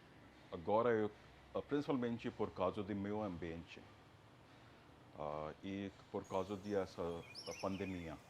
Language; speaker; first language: Portuguese; non-native, fluent; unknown